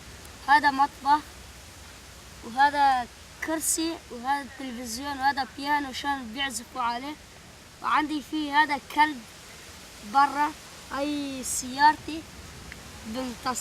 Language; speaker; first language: Arabic; native; Arabic